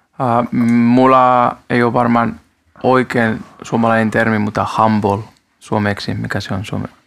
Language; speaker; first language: Finnish; non-native, learner; Spanish